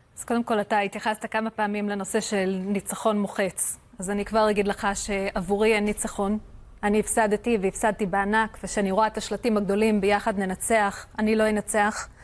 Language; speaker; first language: Hebrew; non-native, fluent; English